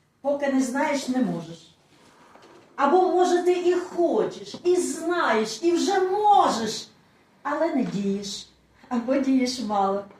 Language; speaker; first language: Ukrainian; non-native, local second language; Russian